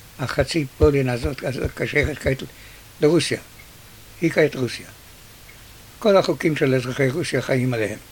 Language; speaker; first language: Hebrew; early bilingual, other home language; Yiddish